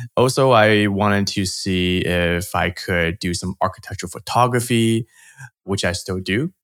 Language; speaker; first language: English; early bilingual, other home language; Chinese